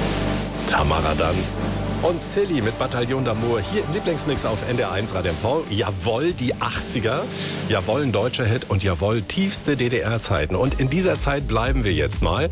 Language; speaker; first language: German; native; German